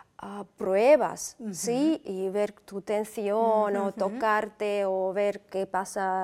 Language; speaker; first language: Spanish; non-native, fluent; Uzbek